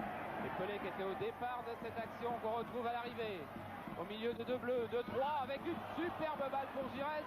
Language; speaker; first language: French; native; French